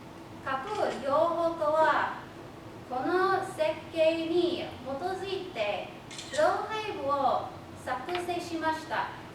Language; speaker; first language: Japanese; non-native, fluent; English